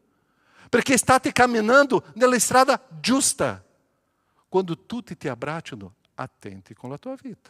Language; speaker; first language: Italian; non-native, fluent; Portuguese